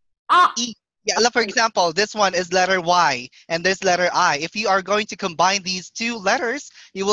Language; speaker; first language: English; non-native, local second language; Filipino